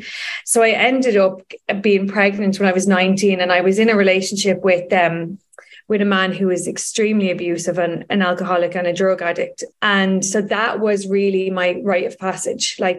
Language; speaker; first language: English; native; English